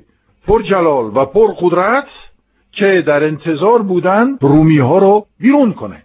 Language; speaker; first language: Persian; non-native, fluent; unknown